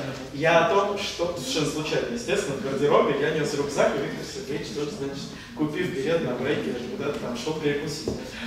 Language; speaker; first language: Russian; native; Russian